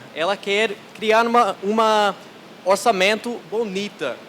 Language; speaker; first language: Portuguese; non-native, learner; English